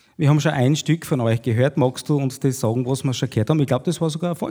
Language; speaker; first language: German; native; German